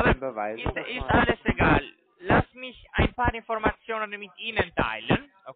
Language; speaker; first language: German; non-native, learner; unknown